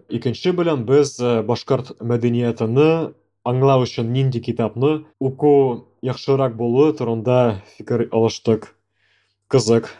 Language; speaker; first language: Tatar; non-native, local second language; Russian